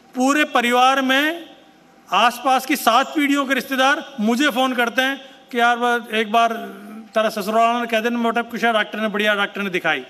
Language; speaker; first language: Hindi; native; Hindi